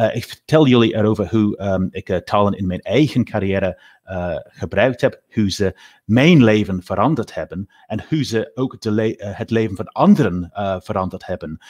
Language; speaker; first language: Dutch; non-native, fluent; English